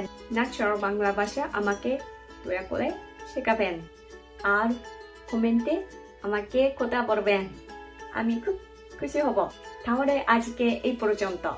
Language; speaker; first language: Bangla; non-native, learner; Japanese